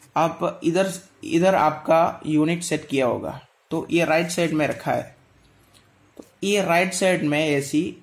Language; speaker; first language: Hindi; non-native, local second language; Malayalam